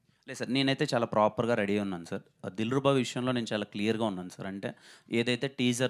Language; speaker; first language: Telugu; native; Telugu